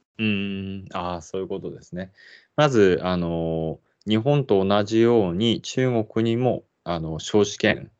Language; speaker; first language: Japanese; native; Japanese